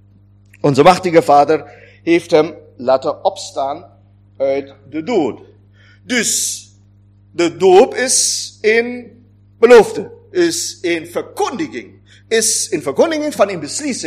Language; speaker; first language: Dutch; non-native, fluent; German